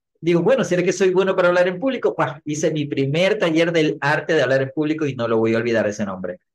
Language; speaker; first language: Spanish; native; Spanish